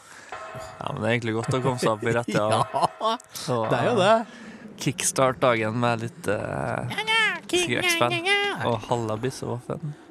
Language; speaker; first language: Norwegian; native; Norwegian